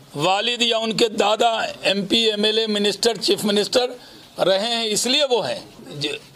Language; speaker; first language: Hindi; native; Hindi